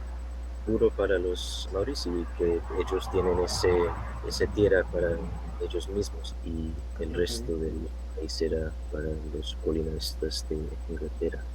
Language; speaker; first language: Spanish; non-native, fluent; English